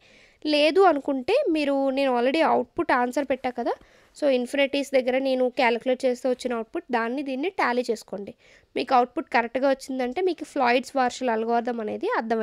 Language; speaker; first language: Telugu; native; Telugu